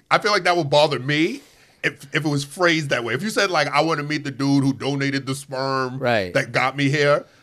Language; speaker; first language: English; native; English